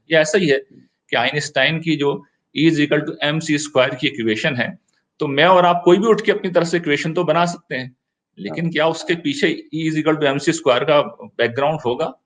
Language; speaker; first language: Urdu; native; Urdu